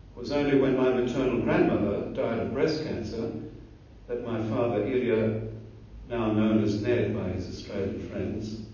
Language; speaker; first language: English; early bilingual, other home language; German